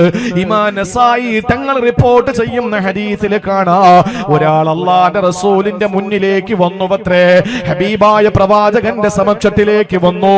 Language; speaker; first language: Malayalam; native; Malayalam